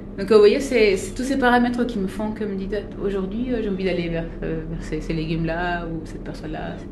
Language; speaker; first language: French; non-native, fluent; Spanish